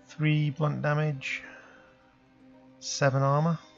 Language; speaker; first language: English; native; English